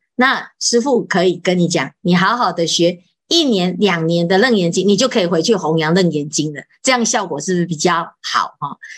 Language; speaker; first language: Chinese; native; Chinese